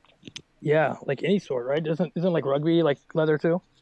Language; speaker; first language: English; native; English